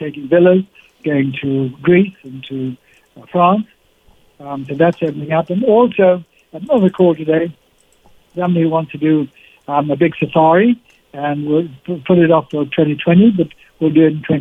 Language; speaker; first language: English; native; English